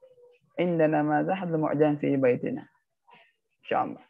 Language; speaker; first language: Arabic; non-native, learner; Indonesian